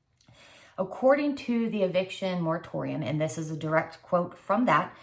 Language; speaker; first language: English; native; English